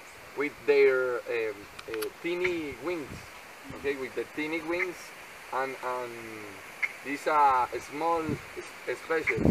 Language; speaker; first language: English; non-native, learner; Spanish